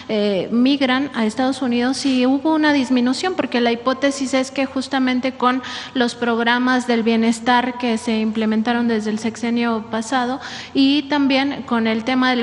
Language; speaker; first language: Spanish; native; Spanish